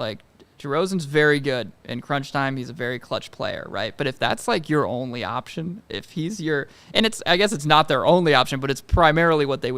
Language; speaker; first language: English; native; English